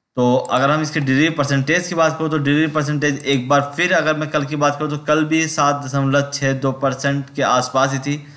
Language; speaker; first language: Hindi; native; Hindi